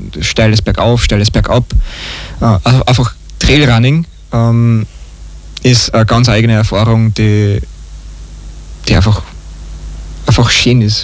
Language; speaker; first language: German; native; German